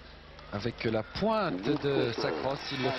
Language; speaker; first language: French; native; French